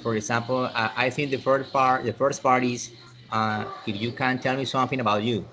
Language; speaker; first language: English; non-native, learner; Spanish